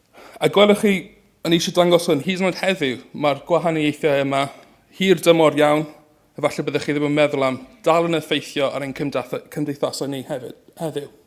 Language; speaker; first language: Welsh; native; Welsh